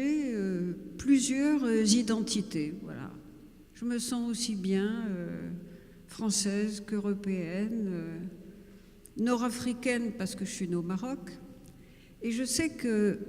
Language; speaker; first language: French; native; French